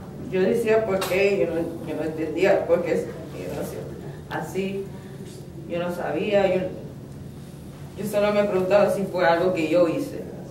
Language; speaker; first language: Spanish; early bilingual, heritage; Spanish